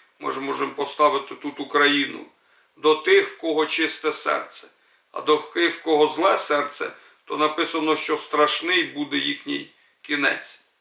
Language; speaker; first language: Ukrainian; native; Ukrainian